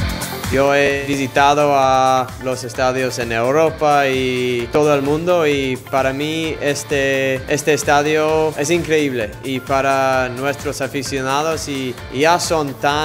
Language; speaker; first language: Spanish; non-native, fluent; English